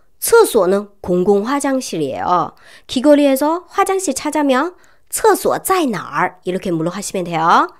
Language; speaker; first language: Korean; non-native, learner; Chinese